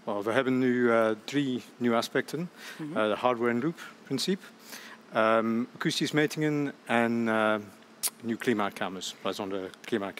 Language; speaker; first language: Dutch; non-native, fluent; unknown